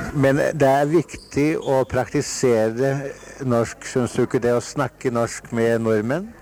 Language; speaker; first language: Norwegian; native; Norwegian